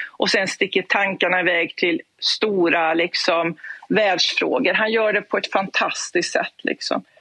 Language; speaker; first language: Swedish; native; Swedish